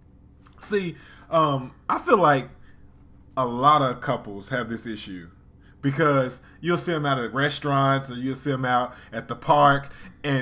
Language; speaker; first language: English; native; English